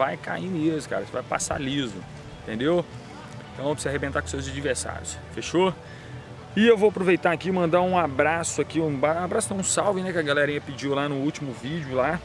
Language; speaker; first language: Portuguese; native; Portuguese